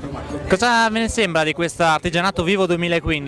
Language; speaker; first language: Italian; native; Italian